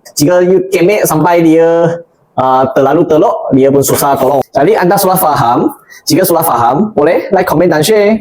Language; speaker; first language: Malay; non-native, local second language; Chinese